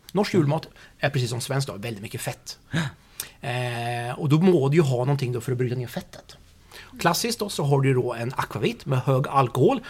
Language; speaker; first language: Swedish; native; Swedish